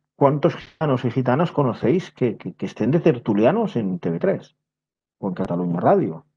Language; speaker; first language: Spanish; non-native, local second language; Catalan